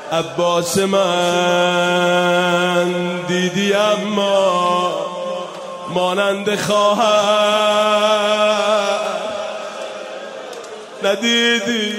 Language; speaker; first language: Persian; native; Persian